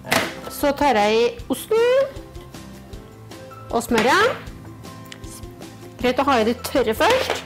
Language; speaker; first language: Norwegian; native; Norwegian